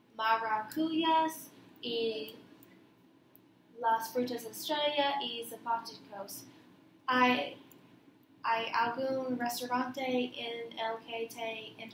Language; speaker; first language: Spanish; non-native, learner; English